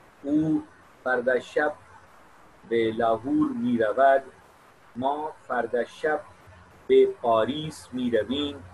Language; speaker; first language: Persian; non-native, fluent; Urdu